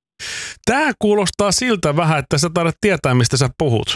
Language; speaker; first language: Finnish; native; Finnish